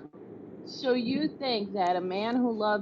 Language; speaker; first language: English; native; English